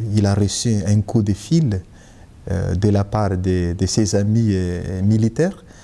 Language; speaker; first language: French; non-native, local second language; Malagasy